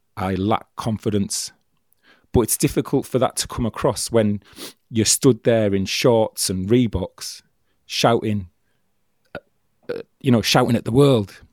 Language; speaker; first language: English; native; English